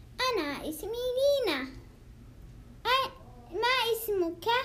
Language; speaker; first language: Arabic; non-native, learner; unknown